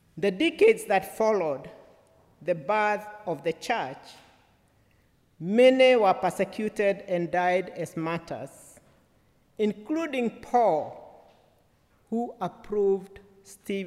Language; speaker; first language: English; non-native, local second language; Kikuyu